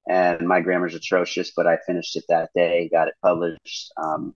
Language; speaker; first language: English; native; English